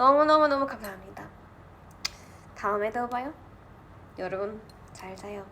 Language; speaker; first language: Korean; non-native, learner; English